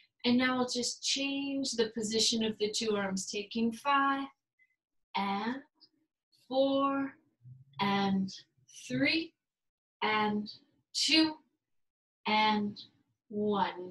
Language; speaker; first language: English; native; English